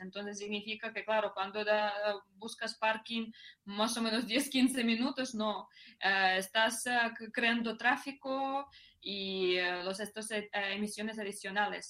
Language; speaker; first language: Spanish; non-native, fluent; Russian